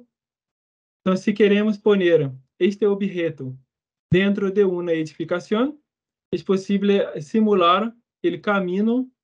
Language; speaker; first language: Spanish; non-native, fluent; Portuguese